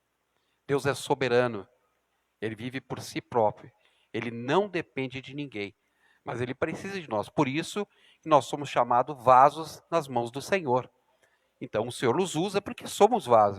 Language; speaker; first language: Portuguese; native; Portuguese